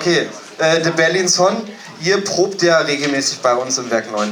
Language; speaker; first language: German; native; German